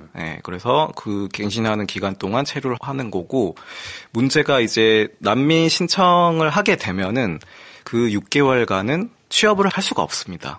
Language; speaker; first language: Korean; native; Korean